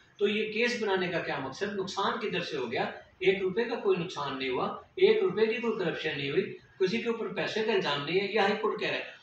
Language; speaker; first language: Urdu; native; Urdu